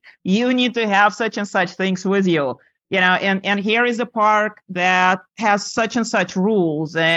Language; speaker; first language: English; non-native, fluent; Lithuanian